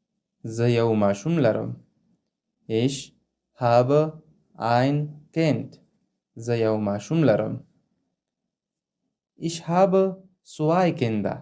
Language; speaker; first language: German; non-native, fluent; Pashto